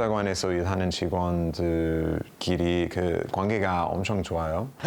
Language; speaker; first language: Korean; non-native, learner; English